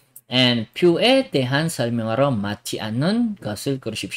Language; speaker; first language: Korean; non-native, fluent; Filipino